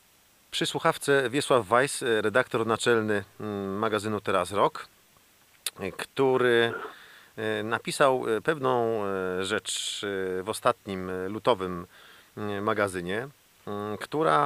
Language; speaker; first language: Polish; native; Polish